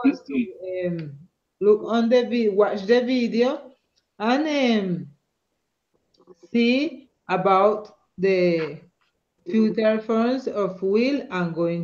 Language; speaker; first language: English; non-native, learner; Spanish